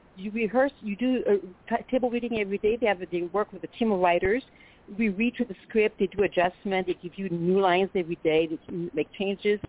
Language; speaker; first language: English; non-native, fluent; French